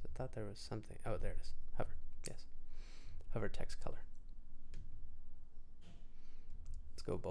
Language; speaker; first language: English; native; English